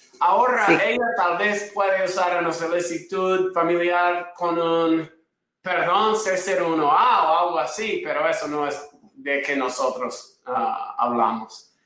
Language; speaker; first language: Spanish; non-native, fluent; English